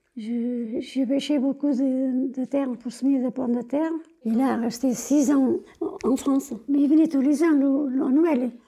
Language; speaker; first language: French; non-native, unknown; Portuguese